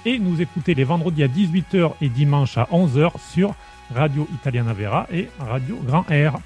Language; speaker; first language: French; native; French